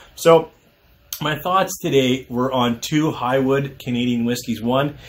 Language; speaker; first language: English; native; English